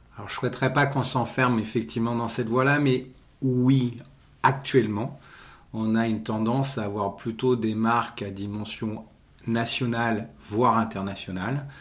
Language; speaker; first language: French; native; French